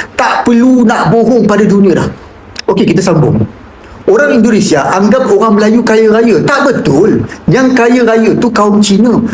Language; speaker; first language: Malay; native; Malay